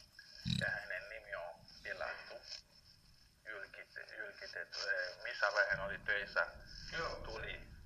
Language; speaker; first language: Finnish; non-native, fluent; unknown